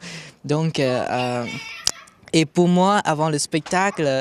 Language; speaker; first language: French; non-native, learner; Khmer